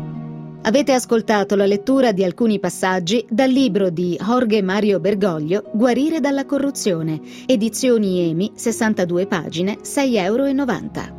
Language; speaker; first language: Italian; native; Italian